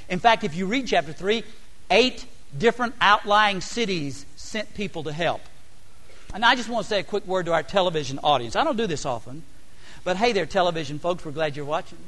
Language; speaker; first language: English; native; English